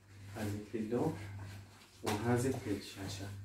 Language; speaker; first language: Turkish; non-native, learner; Arabic